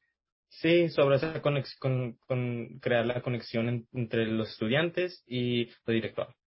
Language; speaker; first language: Spanish; early bilingual, heritage; Spanish